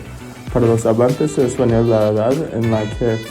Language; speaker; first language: Spanish; non-native, learner; English